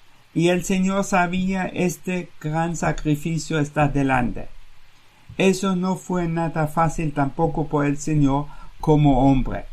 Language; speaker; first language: Spanish; non-native, fluent; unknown